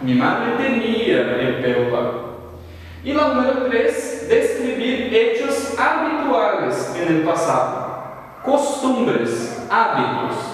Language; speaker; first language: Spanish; non-native, fluent; Portuguese